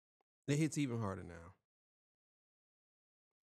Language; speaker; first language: English; native; English